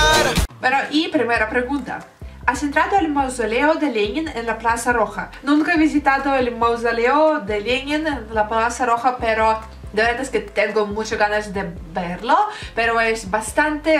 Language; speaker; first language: Spanish; non-native, learner; Russian